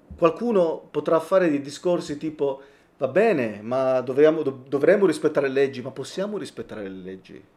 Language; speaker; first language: Italian; native; Italian